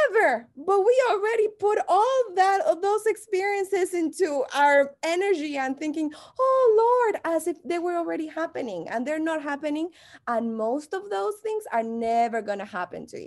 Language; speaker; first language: English; non-native, fluent; Spanish